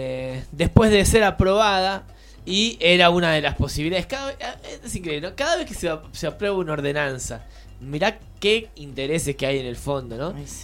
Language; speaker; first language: Spanish; native; Spanish